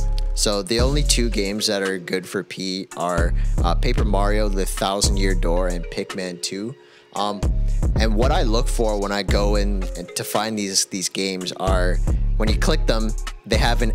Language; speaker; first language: English; native; English